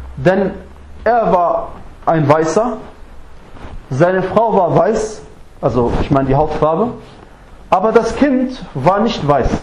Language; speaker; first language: German; non-native, fluent; Arabic